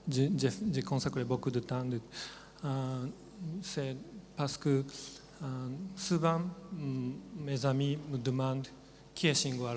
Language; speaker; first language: French; non-native, learner; Japanese